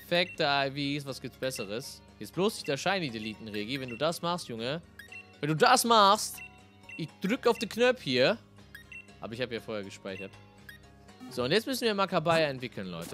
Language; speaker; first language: German; native; German